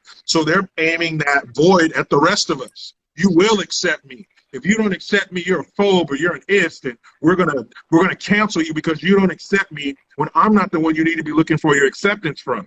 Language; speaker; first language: English; native; English